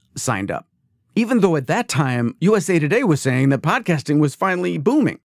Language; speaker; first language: English; native; English